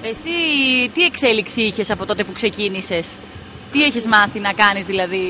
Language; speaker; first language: Greek; native; Greek